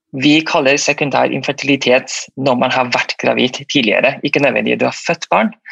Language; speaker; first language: Norwegian; non-native, fluent; Malay